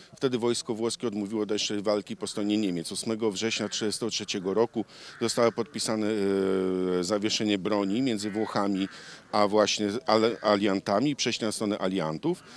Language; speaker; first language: Polish; non-native, fluent; Italian